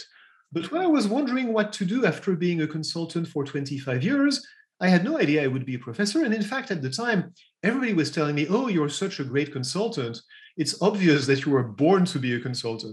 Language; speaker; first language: English; non-native, fluent; French